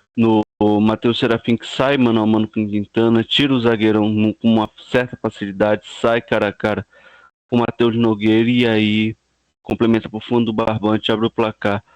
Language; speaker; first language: Portuguese; native; Portuguese